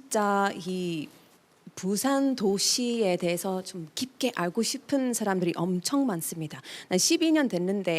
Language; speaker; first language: Korean; non-native, fluent; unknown